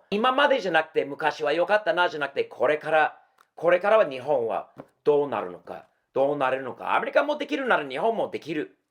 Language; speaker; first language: Japanese; non-native, fluent; English